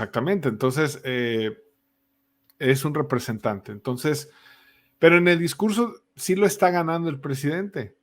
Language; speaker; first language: Spanish; native; Spanish